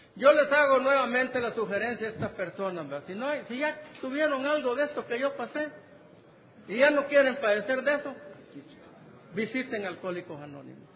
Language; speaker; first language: Spanish; native; Spanish